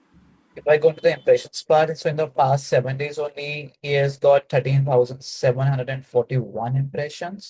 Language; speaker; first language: English; non-native, local second language; Hindi